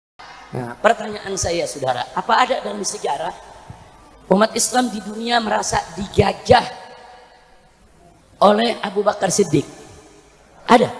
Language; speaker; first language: Indonesian; native; Indonesian